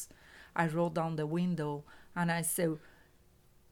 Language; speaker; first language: English; non-native, fluent; Spanish